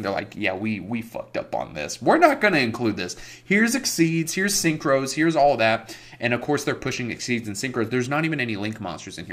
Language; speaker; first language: English; native; English